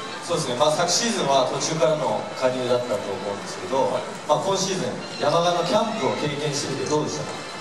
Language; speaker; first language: Japanese; native; Japanese